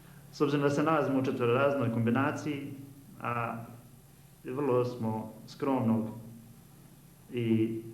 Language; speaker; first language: Bosnian; native; Bosnian